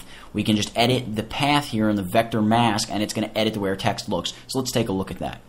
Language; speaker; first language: English; native; English